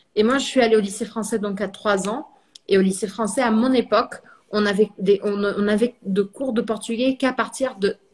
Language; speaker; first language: French; early bilingual, heritage; French